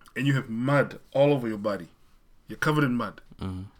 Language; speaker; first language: English; non-native, local second language; Shona